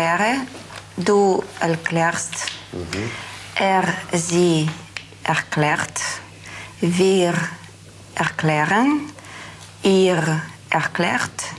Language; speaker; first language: German; non-native, learner; Russian